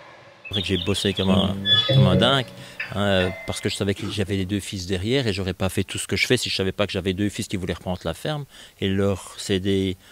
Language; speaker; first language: French; native; French